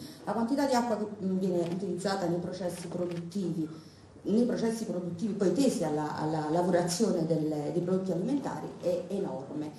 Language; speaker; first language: Italian; native; Italian